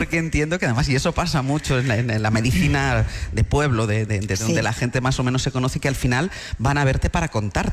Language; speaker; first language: Spanish; native; Spanish